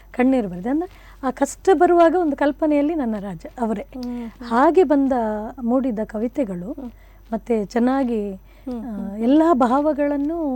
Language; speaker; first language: Kannada; non-native, local second language; Konkani